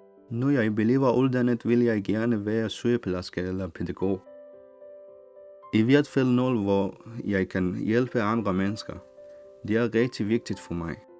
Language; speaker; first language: Danish; non-native, learner; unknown